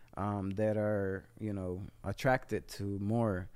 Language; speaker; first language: English; non-native, fluent; Spanish